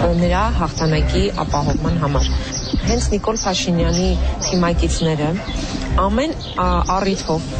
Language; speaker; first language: Armenian; native; Armenian